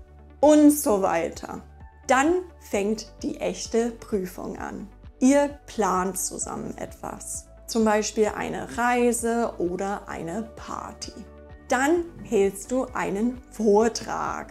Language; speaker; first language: German; non-native, fluent; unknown